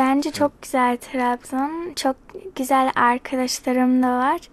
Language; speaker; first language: Turkish; early bilingual, other home language; English